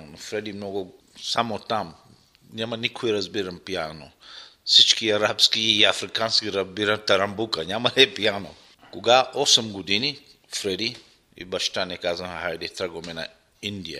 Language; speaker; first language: Bulgarian; non-native, local second language; Arabic